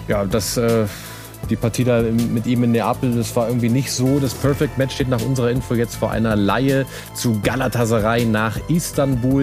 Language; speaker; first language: German; native; German